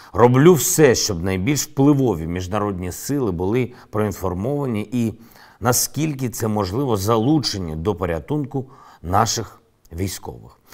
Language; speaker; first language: Ukrainian; non-native, local second language; Russian